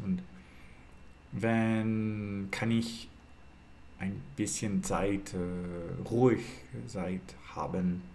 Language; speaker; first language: German; non-native, learner; English